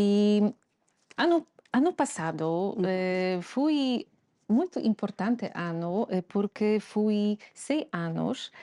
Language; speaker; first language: Portuguese; non-native, fluent; Polish